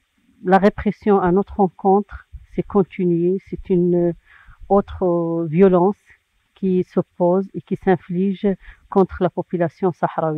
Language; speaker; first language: French; non-native, local second language; Arabic